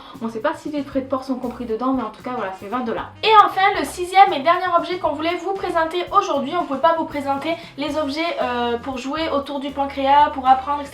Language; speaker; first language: French; native; French